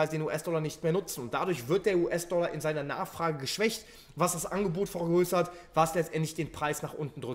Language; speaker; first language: German; native; German